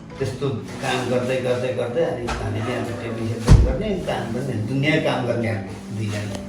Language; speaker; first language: Nepali; non-native, local second language; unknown